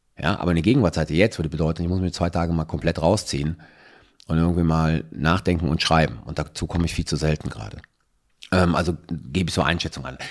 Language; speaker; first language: German; early bilingual, other home language; Italian